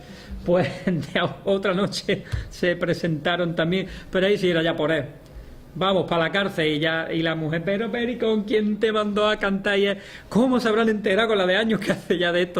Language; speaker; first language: Spanish; native; Spanish